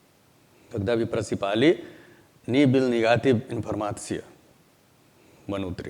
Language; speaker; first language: Russian; non-native, learner; Hindi